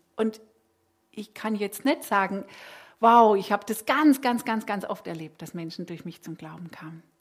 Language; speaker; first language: German; native; German